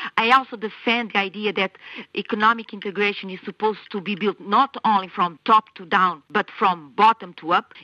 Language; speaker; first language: English; non-native, fluent; Kabuverdianu